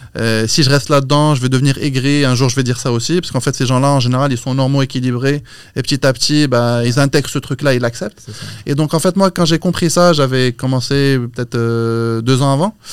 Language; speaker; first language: French; non-native, local second language; Arabic